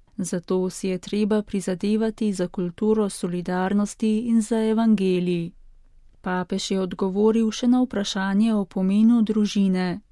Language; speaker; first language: Slovenian; native; Slovenian